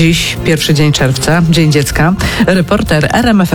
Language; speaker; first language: Polish; native; Polish